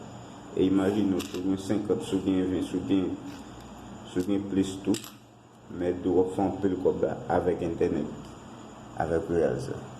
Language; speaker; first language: French; non-native, learner; Haitian Creole